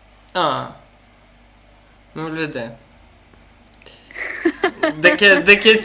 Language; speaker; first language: Spanish; non-native, learner; Russian